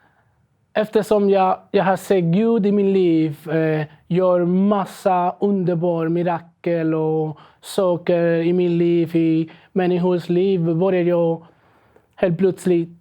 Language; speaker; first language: Swedish; non-native, learner; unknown